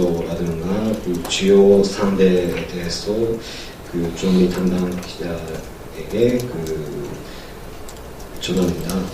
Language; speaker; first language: Korean; non-native, learner; Japanese